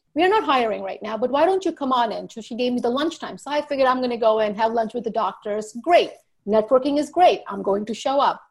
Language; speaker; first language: English; early bilingual, other home language; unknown